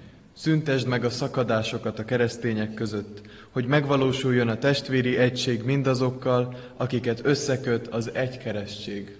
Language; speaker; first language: Hungarian; native; Hungarian